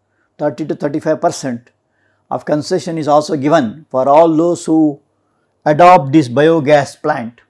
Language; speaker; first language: English; non-native, local second language; Kannada